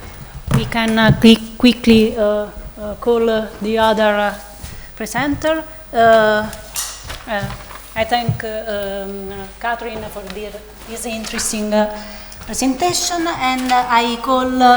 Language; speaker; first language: English; non-native, learner; Italian